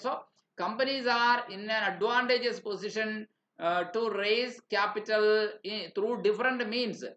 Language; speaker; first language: English; non-native, local second language; Malayalam